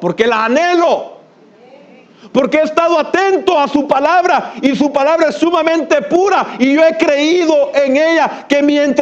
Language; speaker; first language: Spanish; native; Spanish